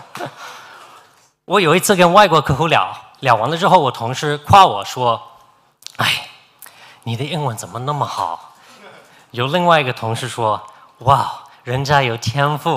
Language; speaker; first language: Chinese; non-native, fluent; English